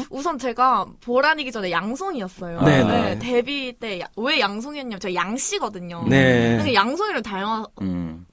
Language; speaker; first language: Korean; early bilingual, other home language; Chinese